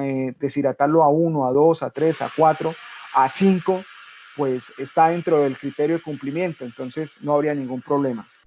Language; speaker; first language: Spanish; native; Spanish